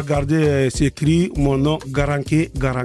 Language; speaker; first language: French; early bilingual, other home language; Soninke